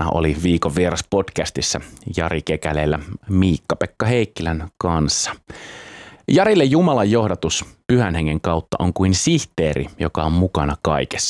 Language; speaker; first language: Finnish; native; Finnish